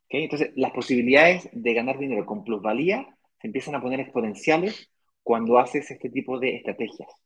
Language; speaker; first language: Spanish; native; Spanish